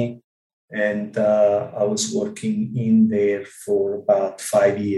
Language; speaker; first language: English; non-native, fluent; Italian